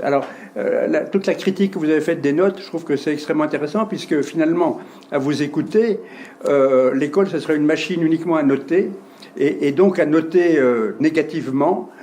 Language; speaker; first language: French; native; French